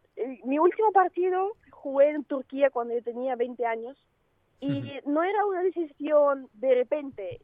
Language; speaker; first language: Spanish; non-native, fluent; Russian